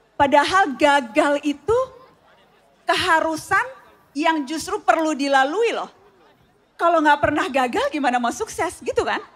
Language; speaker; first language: Indonesian; native; Indonesian